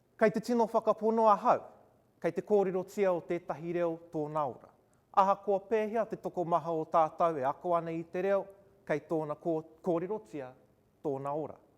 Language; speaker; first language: Māori; non-native, local second language; English